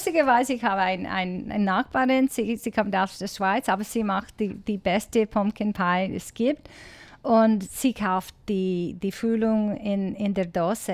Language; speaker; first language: German; non-native, learner; English